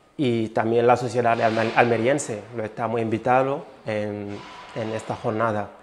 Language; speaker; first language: Spanish; non-native, fluent; Wolof